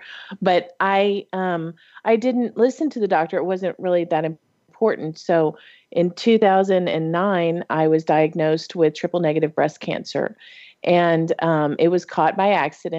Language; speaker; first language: English; native; English